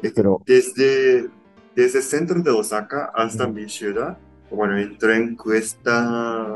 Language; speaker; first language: Spanish; non-native, fluent; Japanese